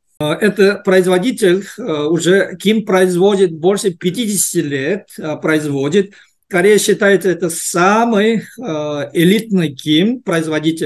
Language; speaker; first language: Russian; non-native, learner; Korean